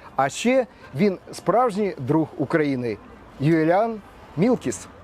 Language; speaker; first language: Ukrainian; native; Ukrainian